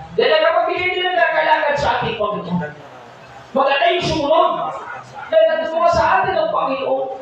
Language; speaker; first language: Filipino; non-native, local second language; Cebuano